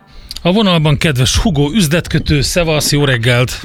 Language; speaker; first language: Hungarian; native; Hungarian